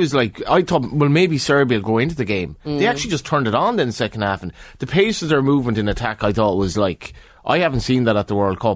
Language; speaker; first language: English; native; English